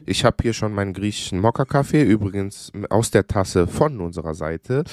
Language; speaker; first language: German; early bilingual, other home language; Greek